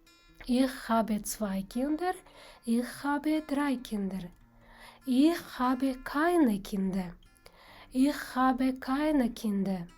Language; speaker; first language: German; non-native, fluent; Kazakh